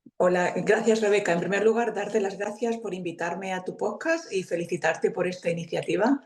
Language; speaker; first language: Spanish; native; Spanish